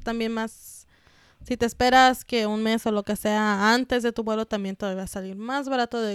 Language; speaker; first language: Spanish; early bilingual, heritage; Spanish